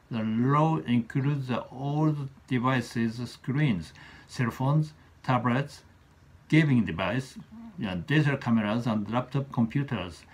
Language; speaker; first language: English; non-native, learner; Japanese